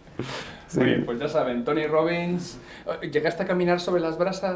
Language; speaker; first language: Spanish; native; Spanish